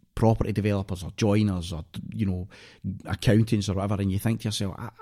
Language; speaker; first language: English; native; English